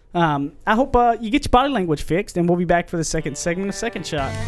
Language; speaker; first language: English; native; English